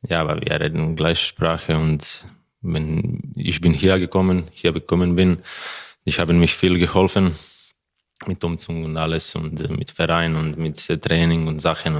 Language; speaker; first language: German; non-native, learner; Croatian